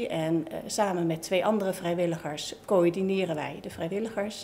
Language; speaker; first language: Dutch; native; Dutch